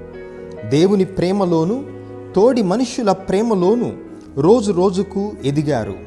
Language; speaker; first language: Telugu; native; Telugu